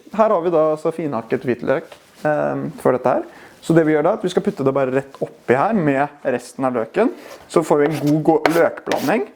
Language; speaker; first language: Norwegian; native; Norwegian